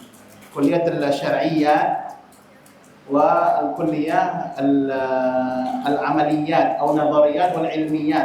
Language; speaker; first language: Arabic; non-native, fluent; Indonesian